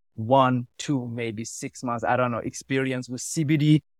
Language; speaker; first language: English; non-native, learner; German